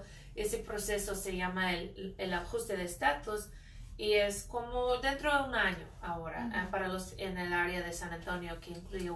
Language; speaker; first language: Spanish; non-native, fluent; English